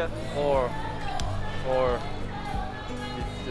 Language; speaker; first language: English; non-native, learner; Korean